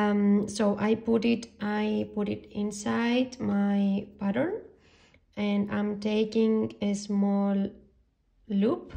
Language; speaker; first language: English; non-native, fluent; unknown